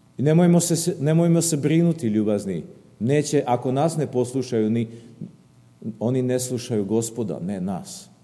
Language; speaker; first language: Serbian; early bilingual, heritage; Serbian